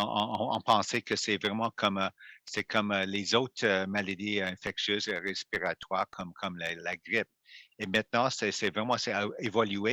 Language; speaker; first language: French; non-native, local second language; English